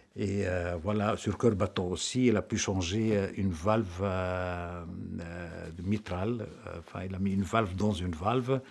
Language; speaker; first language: French; non-native, local second language; Arabic